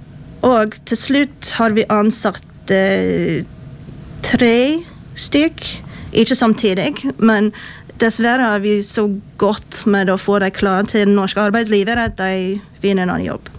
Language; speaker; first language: Swedish; non-native, fluent; English